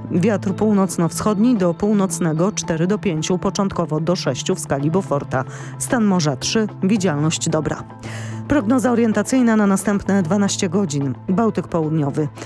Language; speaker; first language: Polish; native; Polish